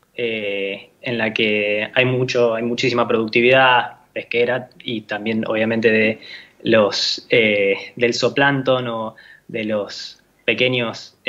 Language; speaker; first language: Spanish; native; Spanish